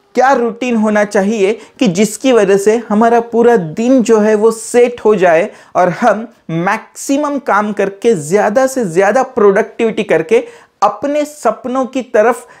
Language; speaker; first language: Hindi; non-native, local second language; Marathi